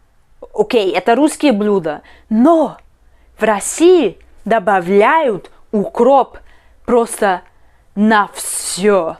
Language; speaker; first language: Russian; non-native, learner; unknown